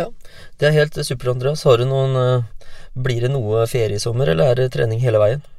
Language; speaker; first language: Norwegian; native; Norwegian